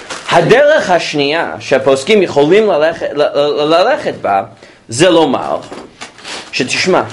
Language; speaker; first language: Hebrew; non-native, fluent; English